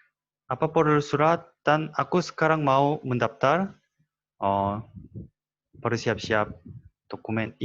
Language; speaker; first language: Indonesian; non-native, learner; Korean